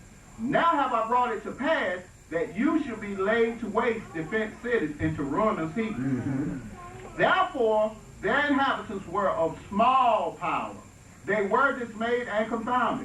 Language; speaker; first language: English; native; English